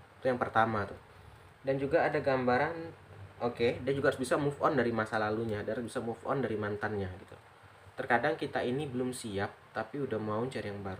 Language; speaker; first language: Indonesian; native; Indonesian